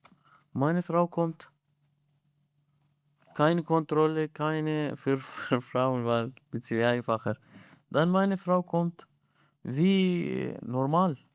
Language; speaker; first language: German; non-native, learner; Arabic